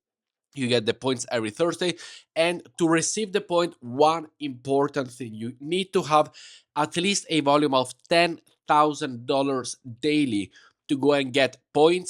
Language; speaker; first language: English; non-native, fluent; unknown